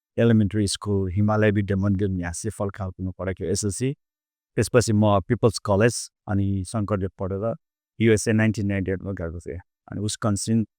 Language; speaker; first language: Nepali; native; Nepali